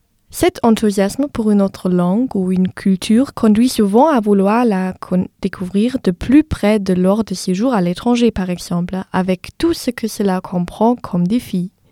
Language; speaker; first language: French; non-native, fluent; German